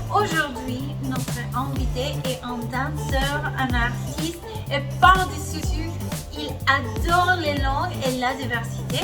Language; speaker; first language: French; non-native, learner; English